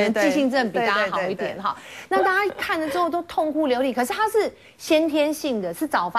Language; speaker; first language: Chinese; native; Chinese